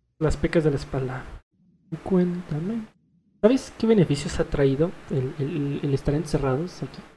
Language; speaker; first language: Spanish; native; Spanish